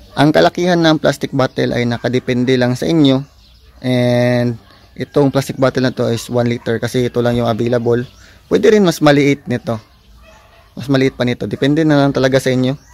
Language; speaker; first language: Filipino; non-native, local second language; Cebuano